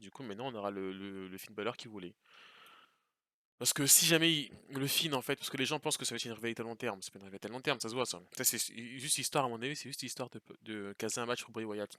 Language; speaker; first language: French; native; French